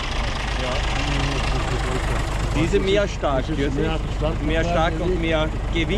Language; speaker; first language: German; native; German